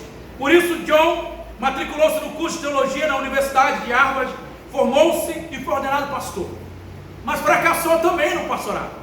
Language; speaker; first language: Portuguese; native; Portuguese